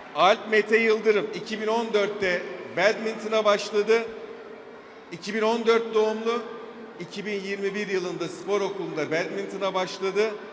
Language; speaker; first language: Turkish; native; Turkish